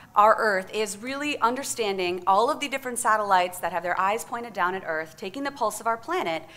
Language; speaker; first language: English; native; English